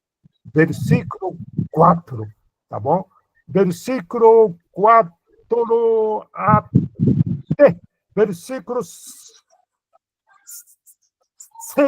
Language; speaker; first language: Portuguese; non-native, fluent; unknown